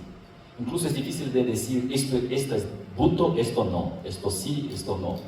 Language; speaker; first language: Spanish; non-native, fluent; Portuguese